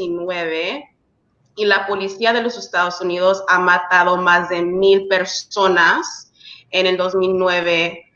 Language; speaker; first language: Spanish; early bilingual, heritage; English